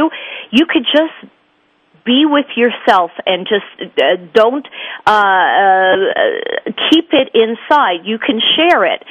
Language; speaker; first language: English; native; English